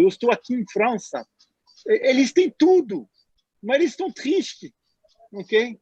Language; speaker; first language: Portuguese; non-native, fluent; French